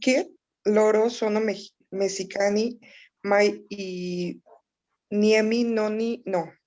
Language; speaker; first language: Italian; non-native, learner; Spanish